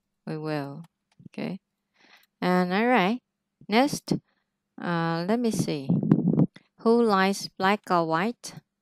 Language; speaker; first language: English; non-native, fluent; Vietnamese